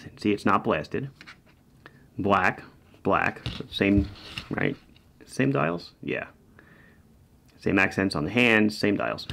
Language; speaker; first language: English; native; English